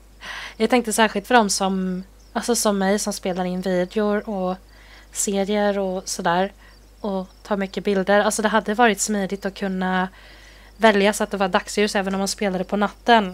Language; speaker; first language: Swedish; native; Swedish